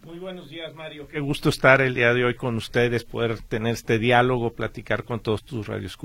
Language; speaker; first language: Spanish; native; Spanish